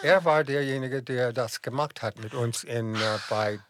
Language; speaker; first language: German; non-native, fluent; English